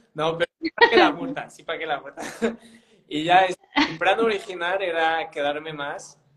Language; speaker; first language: Spanish; non-native, fluent; French